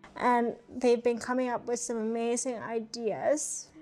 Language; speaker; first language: English; native; English